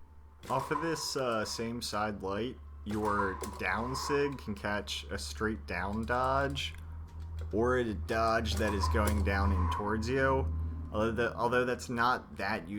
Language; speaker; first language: English; native; English